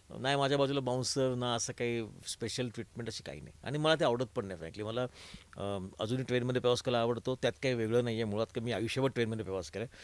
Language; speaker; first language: Marathi; native; Marathi